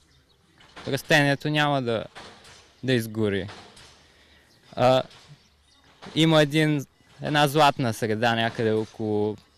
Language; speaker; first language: Bulgarian; native; Bulgarian